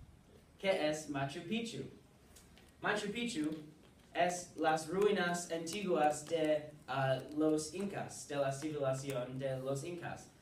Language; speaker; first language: Spanish; non-native, learner; English